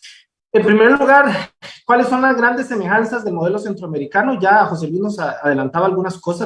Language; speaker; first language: Spanish; native; Spanish